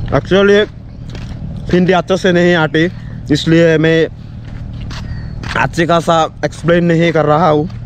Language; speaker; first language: Hindi; non-native, learner; Chakma